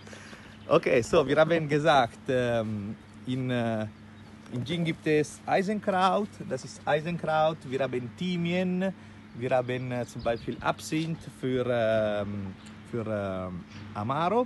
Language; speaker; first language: German; non-native, local second language; Italian